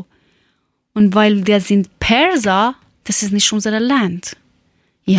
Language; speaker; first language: German; non-native, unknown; Persian